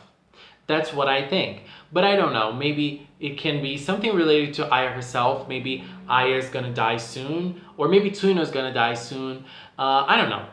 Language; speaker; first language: English; non-native, fluent; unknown